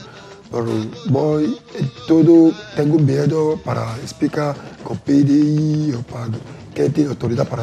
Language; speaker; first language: Spanish; non-native, learner; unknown